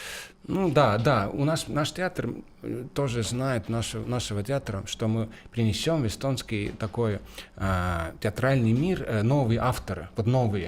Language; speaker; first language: Russian; non-native, fluent; Estonian